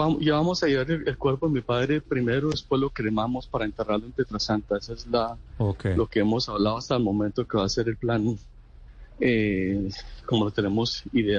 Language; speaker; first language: Spanish; native; Spanish